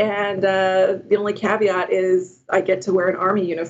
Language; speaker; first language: English; native; English